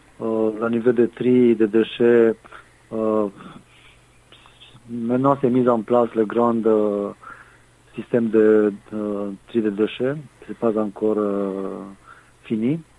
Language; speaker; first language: French; non-native, fluent; Romanian